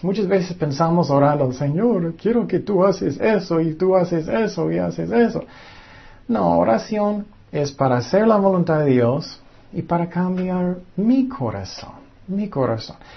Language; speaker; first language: Spanish; non-native, fluent; English